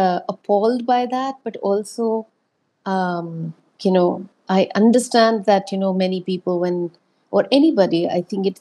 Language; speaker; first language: English; non-native, local second language; Hindi